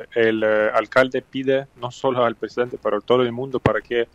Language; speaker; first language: Spanish; non-native, fluent; Ukrainian